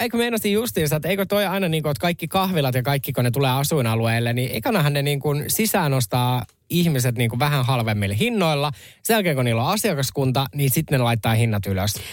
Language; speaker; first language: Finnish; native; Finnish